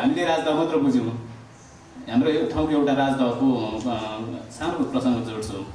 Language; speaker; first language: Nepali; non-native, local second language; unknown